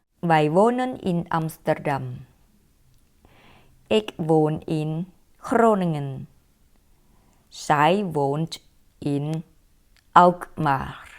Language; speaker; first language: Dutch; non-native, fluent; Thai